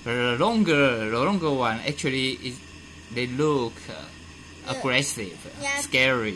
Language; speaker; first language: English; non-native, fluent; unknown